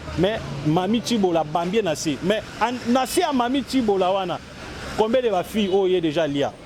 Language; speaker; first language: Lingala; native; Lingala